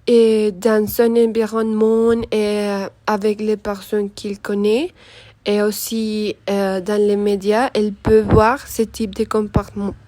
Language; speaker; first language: French; non-native, learner; Spanish